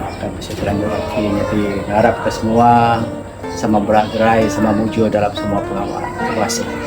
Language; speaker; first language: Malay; non-native, local second language; Iban